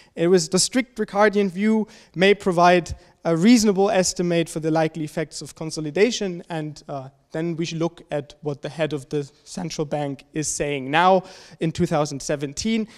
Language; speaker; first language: English; non-native, fluent; German